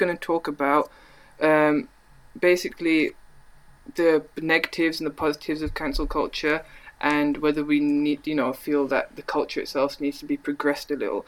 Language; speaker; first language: English; native; English